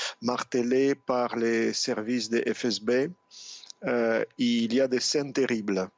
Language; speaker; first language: French; non-native, fluent; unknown